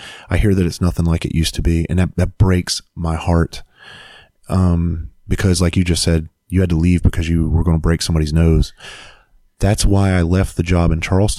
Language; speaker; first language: English; native; English